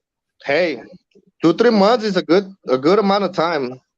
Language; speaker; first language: English; early bilingual, other home language; Spanish